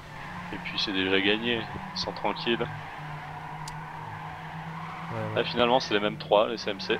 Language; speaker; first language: French; native; French